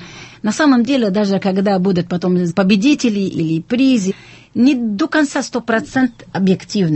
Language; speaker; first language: Russian; non-native, fluent; Arabic